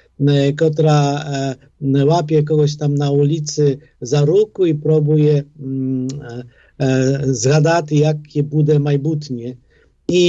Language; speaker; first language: Polish; non-native, fluent; Ukrainian